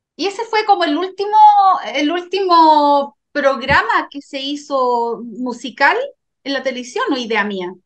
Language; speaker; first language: Spanish; native; Spanish